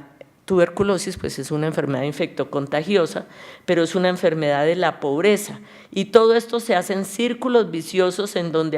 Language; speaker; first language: Spanish; native; Spanish